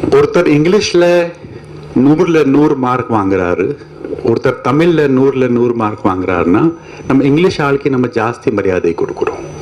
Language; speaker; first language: Tamil; non-native, fluent; Hindi